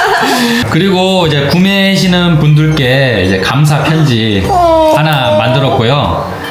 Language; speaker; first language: Korean; native; Korean